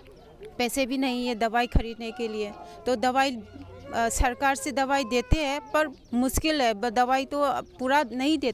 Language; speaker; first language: Hindi; non-native, local second language; Manipuri